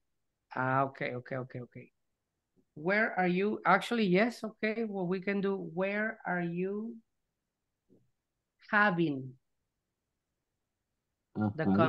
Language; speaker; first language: English; non-native, fluent; Spanish